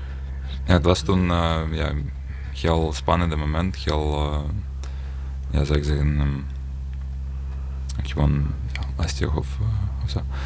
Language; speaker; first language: Dutch; non-native, fluent; Ukrainian